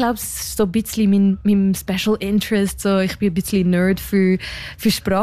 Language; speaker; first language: German; non-native, local second language; French